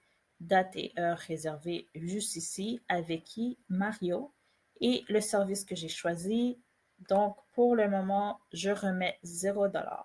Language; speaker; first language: French; native; French